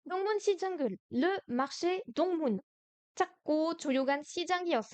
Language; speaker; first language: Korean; non-native, fluent; French